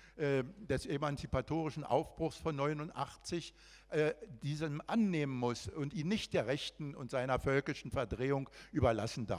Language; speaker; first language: German; native; German